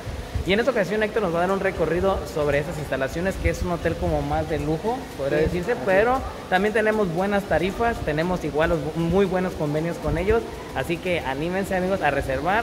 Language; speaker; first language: Spanish; native; Spanish